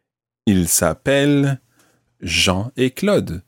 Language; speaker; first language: French; non-native, fluent; English